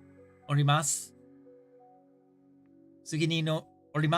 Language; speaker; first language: Japanese; non-native, learner; English